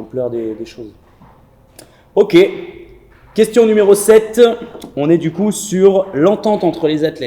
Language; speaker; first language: French; native; French